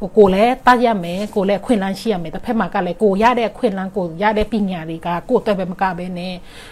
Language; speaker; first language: Burmese; non-native, local second language; Shan